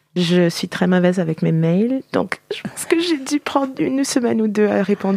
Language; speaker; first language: French; native; French